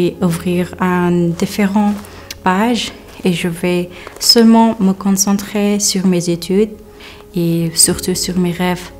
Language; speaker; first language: French; non-native, learner; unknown